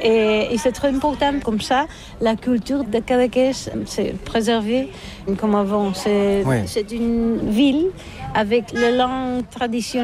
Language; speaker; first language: French; non-native, learner; Catalan